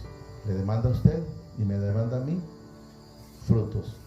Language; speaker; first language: Spanish; native; Spanish